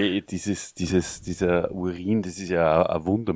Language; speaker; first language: German; native; German